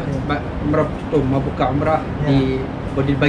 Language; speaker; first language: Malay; non-native, learner; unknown